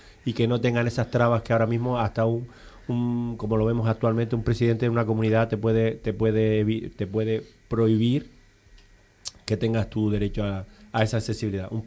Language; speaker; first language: Spanish; native; Spanish